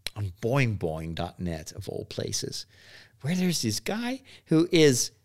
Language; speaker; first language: English; non-native, fluent; Dutch